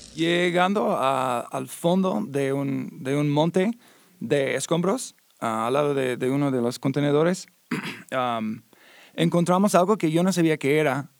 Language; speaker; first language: Spanish; non-native, fluent; English